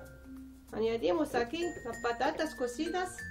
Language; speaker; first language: Spanish; non-native, learner; Arabic